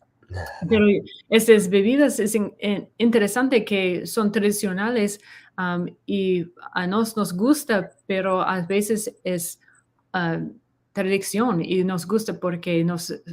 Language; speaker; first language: Spanish; non-native, learner; English